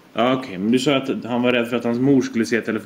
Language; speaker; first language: Swedish; native; Swedish